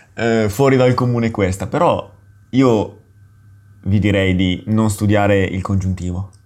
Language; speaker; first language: Italian; native; Italian